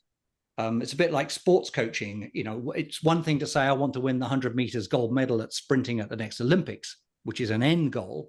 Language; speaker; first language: English; native; English